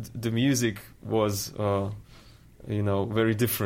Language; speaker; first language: English; non-native, fluent; Russian